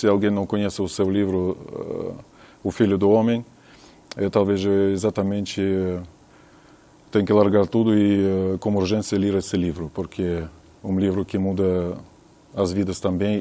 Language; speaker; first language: Portuguese; non-native, fluent; Russian